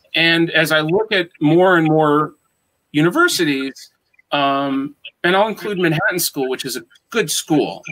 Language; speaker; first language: English; native; English